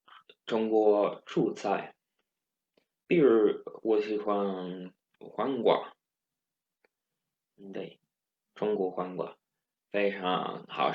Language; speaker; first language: Chinese; non-native, learner; Swedish